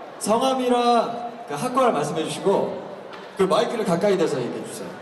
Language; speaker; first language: Korean; native; Korean